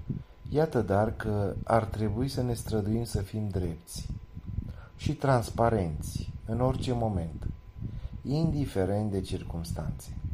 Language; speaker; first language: Romanian; native; Romanian